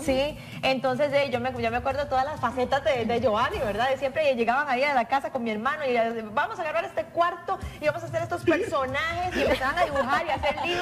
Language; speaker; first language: Spanish; native; Spanish